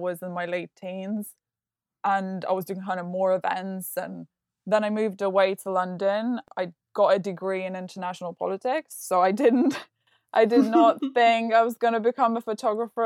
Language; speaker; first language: English; non-native, fluent; Lithuanian